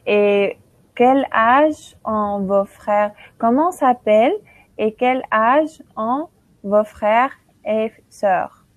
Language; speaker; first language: French; non-native, local second language; Arabic